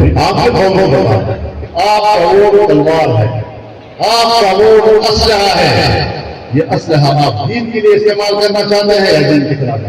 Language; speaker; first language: Urdu; non-native, local second language; Pashto